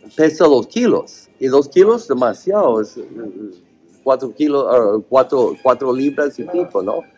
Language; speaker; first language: Spanish; non-native, fluent; English